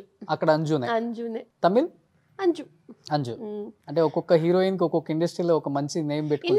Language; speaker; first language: Telugu; native; Telugu